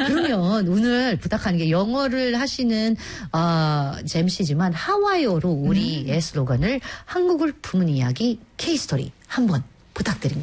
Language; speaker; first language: Korean; native; Korean